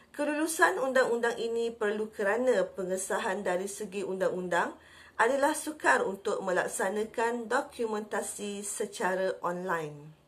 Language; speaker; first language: Malay; native; Malay